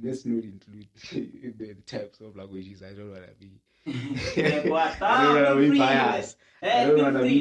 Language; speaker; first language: English; non-native, local second language; Northern Sotho